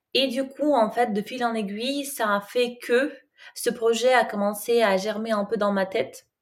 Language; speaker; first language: French; non-native, fluent; Russian